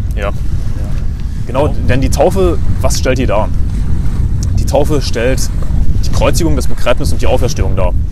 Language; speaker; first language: German; native; German